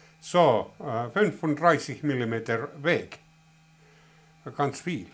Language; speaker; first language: German; non-native, learner; Finnish